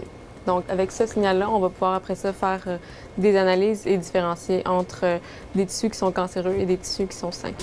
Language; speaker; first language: French; native; French